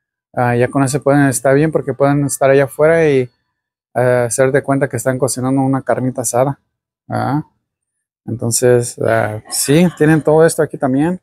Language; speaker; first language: Spanish; early bilingual, heritage; Spanish